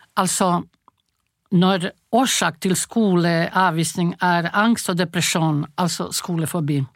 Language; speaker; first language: Norwegian; non-native, fluent; Croatian